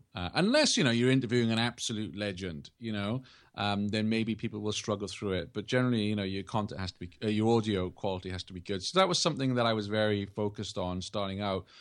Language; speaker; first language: English; native; English